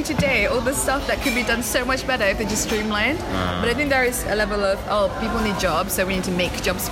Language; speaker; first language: English; early bilingual, other home language; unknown